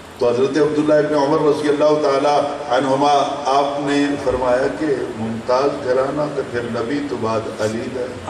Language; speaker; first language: Urdu; non-native, local second language; Saraiki